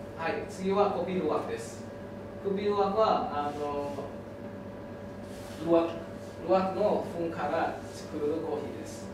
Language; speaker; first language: Japanese; non-native, learner; Indonesian